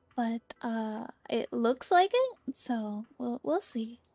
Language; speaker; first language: English; native; English